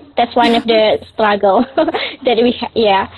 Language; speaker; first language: English; non-native, local second language; Indonesian